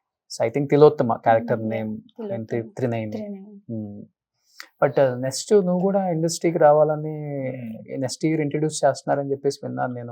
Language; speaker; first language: Telugu; native; Telugu